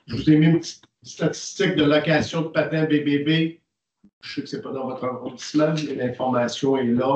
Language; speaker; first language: French; native; French